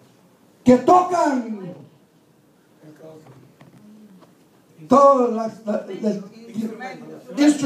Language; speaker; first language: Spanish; early bilingual, heritage; Spanish